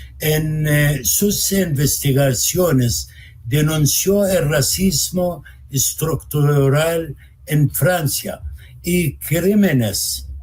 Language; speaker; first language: Spanish; non-native, fluent; Arabic